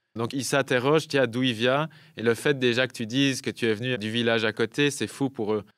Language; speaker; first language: French; native; French